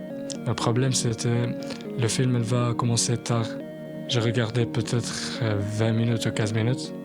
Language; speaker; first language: French; non-native, learner; Arabic